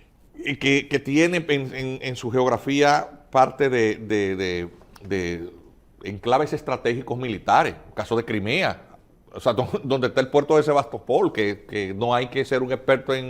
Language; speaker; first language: Spanish; native; Spanish